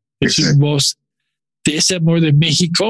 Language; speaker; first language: Spanish; non-native, learner; English